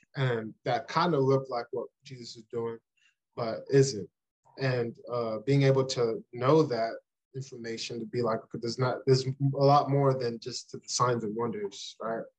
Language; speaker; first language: English; early bilingual, other home language; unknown